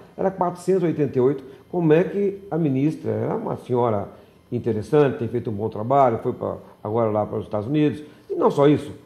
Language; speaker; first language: Portuguese; native; Portuguese